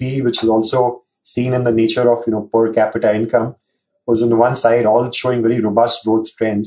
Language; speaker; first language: English; non-native, local second language; Hindi